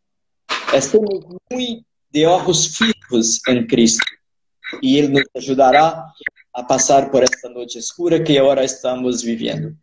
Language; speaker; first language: Spanish; non-native, fluent; Portuguese